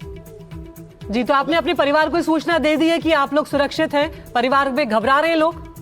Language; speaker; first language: Hindi; native; Hindi